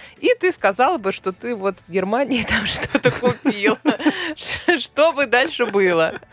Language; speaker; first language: Russian; native; Russian